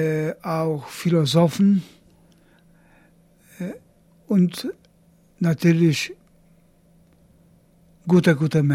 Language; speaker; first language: German; non-native, learner; Polish